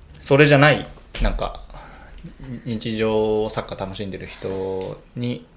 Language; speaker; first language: Japanese; native; Japanese